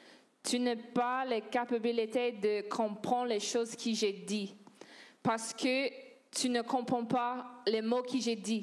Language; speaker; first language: French; non-native, learner; English